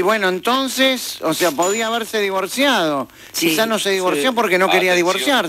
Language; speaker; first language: Spanish; native; Spanish